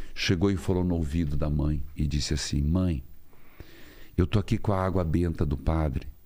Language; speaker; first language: Portuguese; native; Portuguese